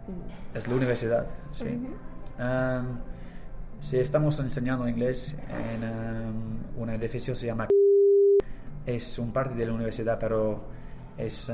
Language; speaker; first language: Spanish; non-native, learner; English